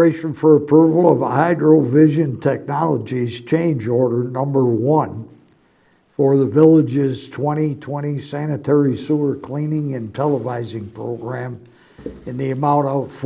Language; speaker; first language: English; native; English